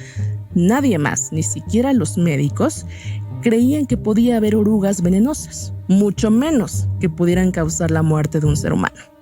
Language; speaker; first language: Spanish; native; Spanish